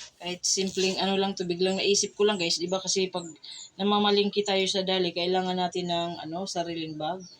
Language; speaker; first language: Filipino; non-native, local second language; Cebuano